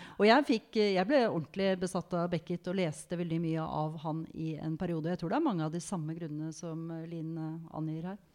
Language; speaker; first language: Norwegian; native; Norwegian